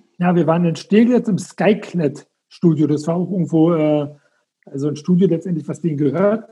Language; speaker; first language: German; native; German